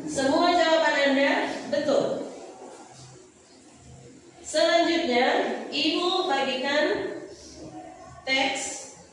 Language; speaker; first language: Indonesian; native; Indonesian